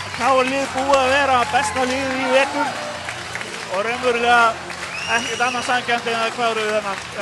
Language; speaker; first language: Icelandic; native; Icelandic